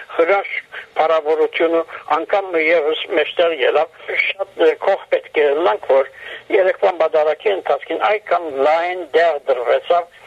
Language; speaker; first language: Armenian; native; Armenian